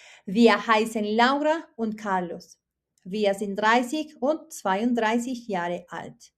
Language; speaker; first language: German; non-native, fluent; Spanish